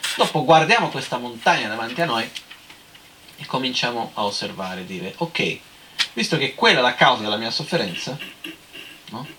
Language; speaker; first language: Italian; non-native, fluent; Portuguese